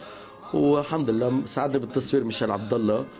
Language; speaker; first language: Arabic; native; Arabic